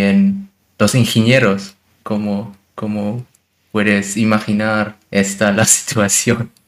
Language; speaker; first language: Spanish; non-native, learner; German